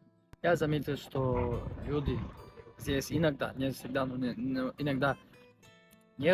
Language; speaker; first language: Russian; non-native, learner; Spanish